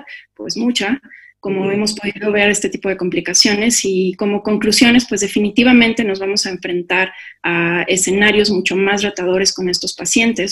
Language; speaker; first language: Spanish; native; Spanish